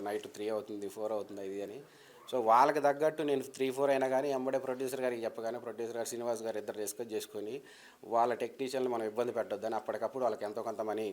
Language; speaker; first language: Telugu; native; Telugu